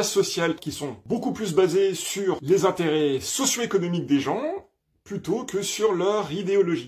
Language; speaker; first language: French; native; French